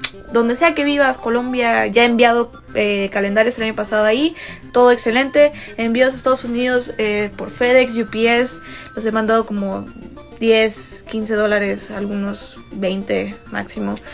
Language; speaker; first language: Spanish; native; Spanish